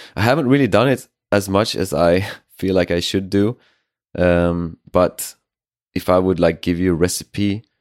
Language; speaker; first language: English; non-native, fluent; Swedish